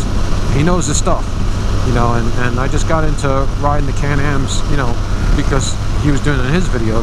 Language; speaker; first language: English; native; English